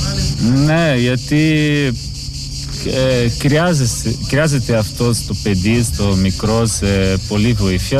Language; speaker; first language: Greek; non-native, learner; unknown